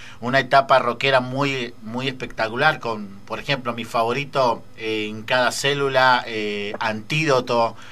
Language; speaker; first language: Spanish; native; Spanish